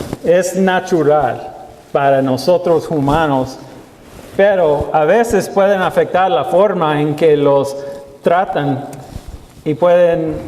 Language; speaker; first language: Spanish; non-native, learner; English